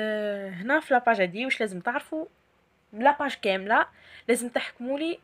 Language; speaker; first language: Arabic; native; Arabic